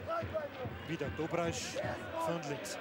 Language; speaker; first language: German; native; German